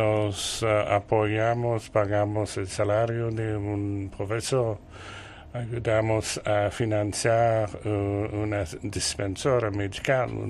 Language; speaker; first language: Spanish; non-native, learner; French